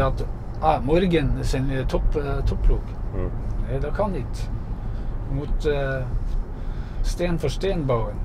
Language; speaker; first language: Dutch; non-native, fluent; Norwegian